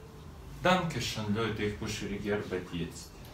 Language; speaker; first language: German; non-native, learner; Russian